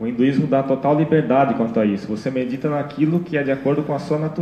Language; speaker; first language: Portuguese; native; Portuguese